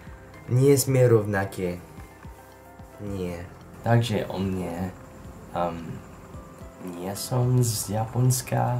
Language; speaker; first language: Slovak; non-native, learner; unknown